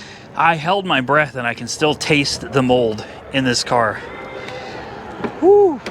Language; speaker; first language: English; native; English